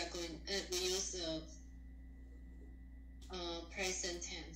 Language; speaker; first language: English; non-native, learner; Chinese